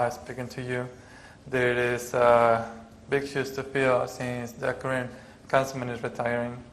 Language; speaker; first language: English; non-native, fluent; Spanish